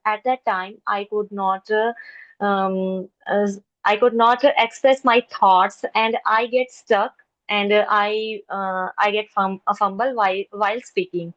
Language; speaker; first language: English; non-native, learner; Hindi